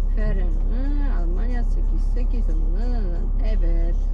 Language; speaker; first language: Turkish; non-native, learner; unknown